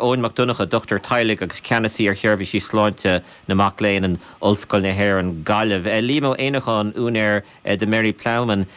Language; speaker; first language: Irish; native; Irish